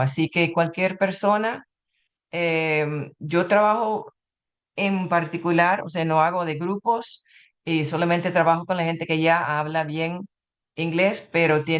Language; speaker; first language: Spanish; non-native, fluent; English